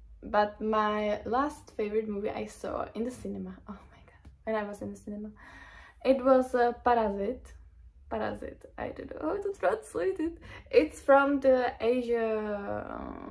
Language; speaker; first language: English; non-native, fluent; Czech